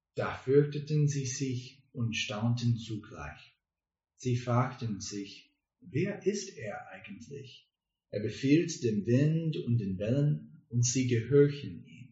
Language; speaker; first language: German; non-native, learner; English